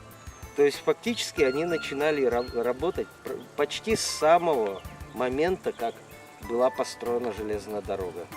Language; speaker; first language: Russian; native; Russian